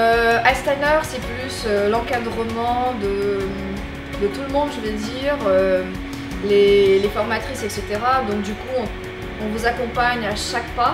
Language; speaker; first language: French; non-native, local second language; Morisyen